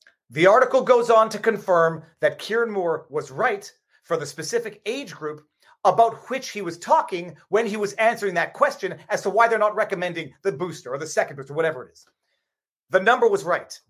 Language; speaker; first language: English; native; English